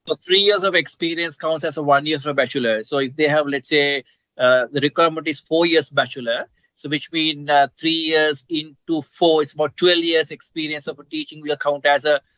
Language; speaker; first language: English; non-native, local second language; Sinhala